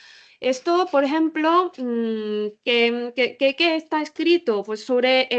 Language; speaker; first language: Spanish; non-native, learner; Korean